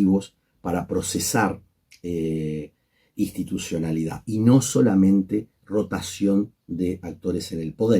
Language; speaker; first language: Spanish; native; Spanish